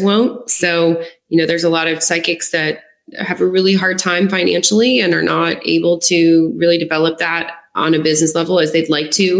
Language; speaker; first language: English; native; English